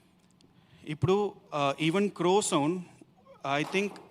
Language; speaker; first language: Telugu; non-native, learner; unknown